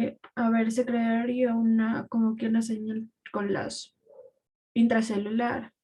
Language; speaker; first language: Spanish; native; Spanish